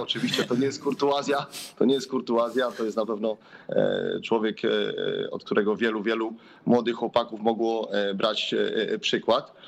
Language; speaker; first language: Polish; native; Polish